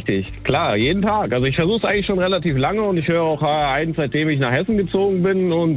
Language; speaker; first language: German; native; German